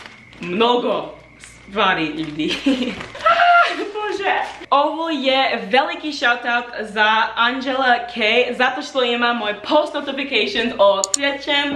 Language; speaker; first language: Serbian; non-native, learner; English